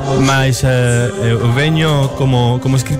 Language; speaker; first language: Portuguese; non-native, learner; Spanish